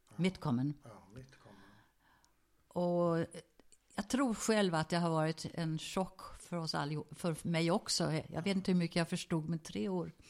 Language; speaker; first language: Swedish; early bilingual, other home language; German